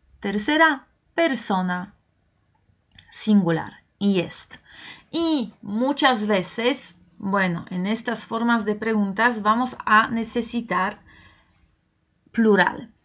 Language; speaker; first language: Spanish; non-native, fluent; Polish